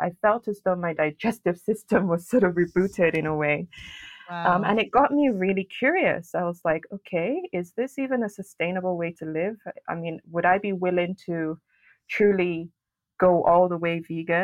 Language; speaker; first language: English; non-native, local second language; Yoruba